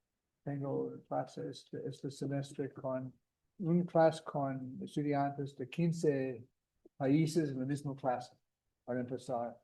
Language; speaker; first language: Spanish; non-native, fluent; English